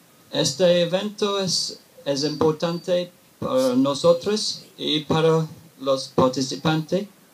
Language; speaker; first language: Spanish; non-native, learner; English